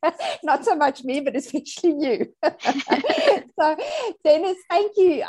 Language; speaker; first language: English; native; English